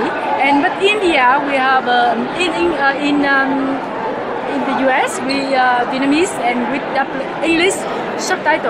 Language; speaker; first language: English; non-native, learner; Vietnamese